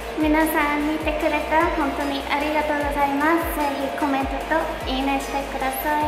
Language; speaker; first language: Japanese; non-native, fluent; English